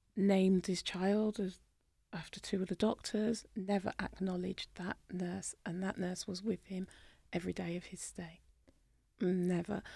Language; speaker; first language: English; native; English